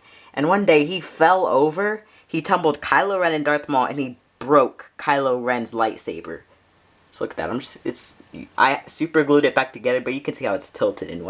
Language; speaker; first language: English; native; English